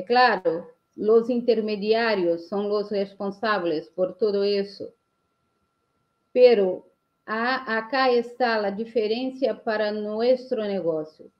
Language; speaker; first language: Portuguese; non-native, learner; Spanish